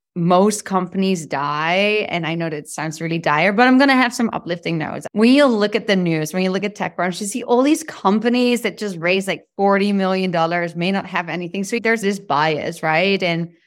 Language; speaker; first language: English; non-native, fluent; Dutch